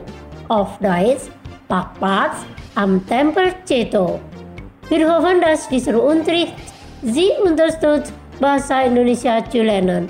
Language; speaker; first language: German; non-native, fluent; Indonesian